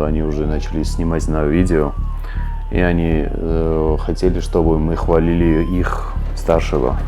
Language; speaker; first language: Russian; non-native, fluent; Georgian